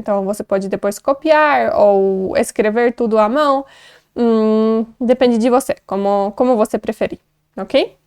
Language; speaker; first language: Portuguese; non-native, fluent; Polish